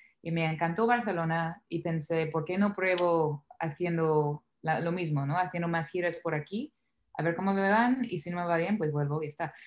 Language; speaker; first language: Spanish; non-native, fluent; English